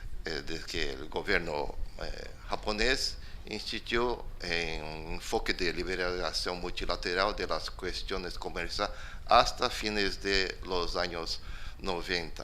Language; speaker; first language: Spanish; non-native, fluent; Portuguese